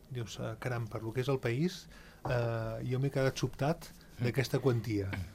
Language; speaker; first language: Catalan; native; Catalan